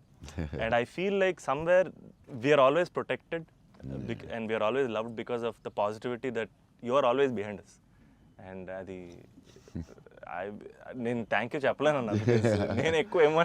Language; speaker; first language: Telugu; native; Telugu